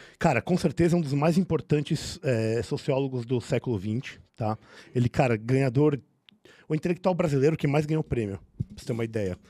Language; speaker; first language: Portuguese; native; Portuguese